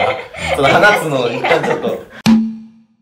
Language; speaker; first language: Japanese; native; Japanese